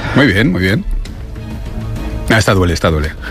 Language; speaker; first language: Spanish; native; Spanish